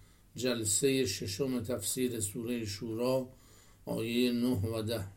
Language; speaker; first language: Persian; native; Persian